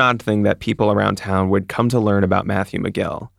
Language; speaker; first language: English; native; English